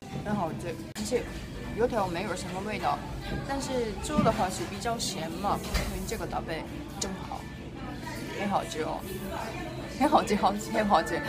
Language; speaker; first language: Chinese; non-native, fluent; Japanese